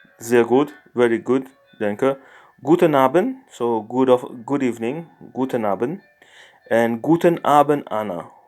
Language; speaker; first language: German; non-native, learner; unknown